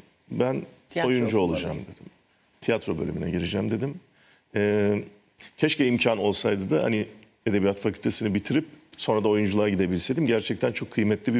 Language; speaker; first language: Turkish; native; Turkish